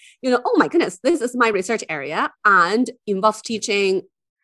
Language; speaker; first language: English; non-native, fluent; Chinese